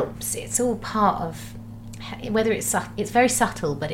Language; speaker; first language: English; native; English